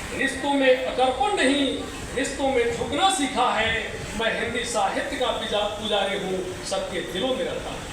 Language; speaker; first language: Hindi; native; Hindi